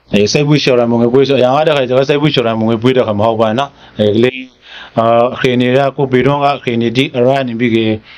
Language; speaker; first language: Burmese; native; Burmese